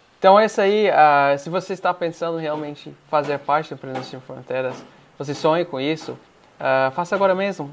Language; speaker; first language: Portuguese; non-native, fluent; English